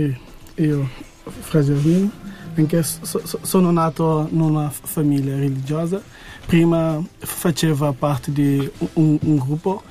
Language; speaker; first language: Italian; non-native, learner; Kabuverdianu